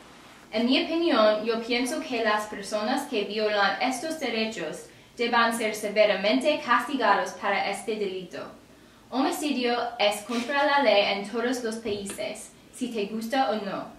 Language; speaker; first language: Spanish; non-native, learner; English